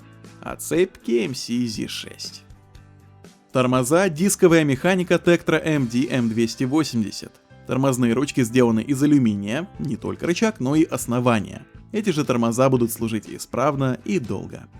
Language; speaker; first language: Russian; native; Russian